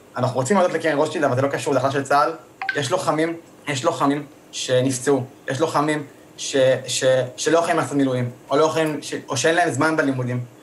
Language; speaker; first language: Hebrew; native; Hebrew